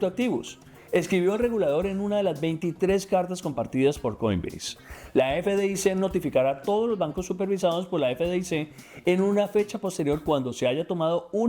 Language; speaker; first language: Spanish; native; Spanish